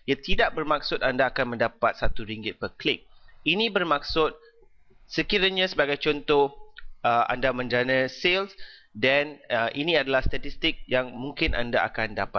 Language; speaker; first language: Malay; native; Malay